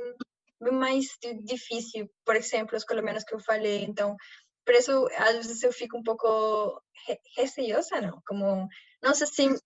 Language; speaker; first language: Portuguese; non-native, fluent; Spanish